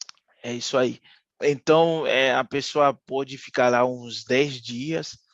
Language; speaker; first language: Portuguese; non-native, fluent; Haitian Creole